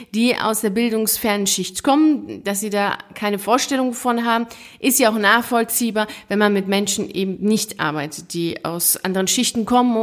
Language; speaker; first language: German; native; German